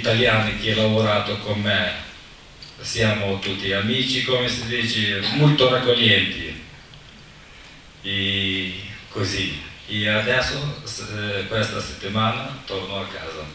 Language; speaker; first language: Italian; non-native, learner; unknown